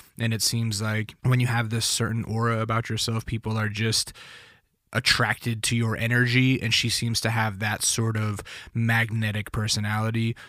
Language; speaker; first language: English; native; English